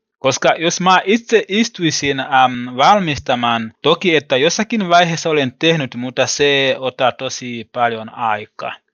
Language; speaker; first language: Finnish; non-native, learner; Swahili